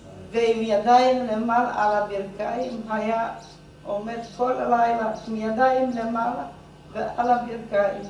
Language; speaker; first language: Hebrew; non-native, fluent; Hungarian